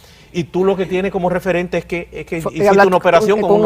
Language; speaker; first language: Spanish; native; Spanish